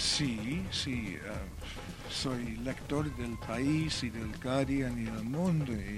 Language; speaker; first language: Spanish; non-native, fluent; Welsh